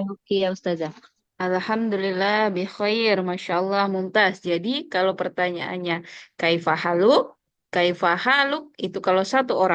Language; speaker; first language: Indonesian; native; Indonesian